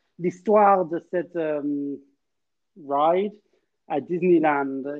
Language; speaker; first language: French; non-native, learner; English